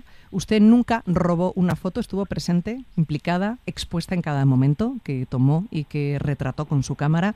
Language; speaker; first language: Spanish; native; Spanish